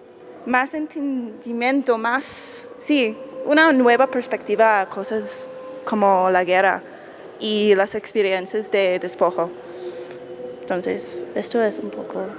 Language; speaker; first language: Spanish; non-native, fluent; English